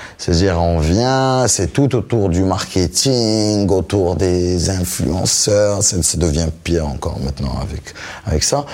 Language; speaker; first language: French; non-native, local second language; Arabic